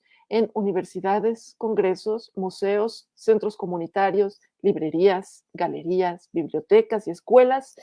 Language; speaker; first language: Spanish; native; Spanish